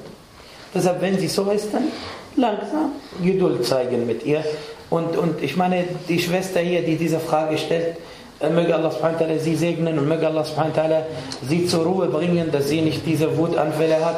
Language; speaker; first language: German; non-native, fluent; Arabic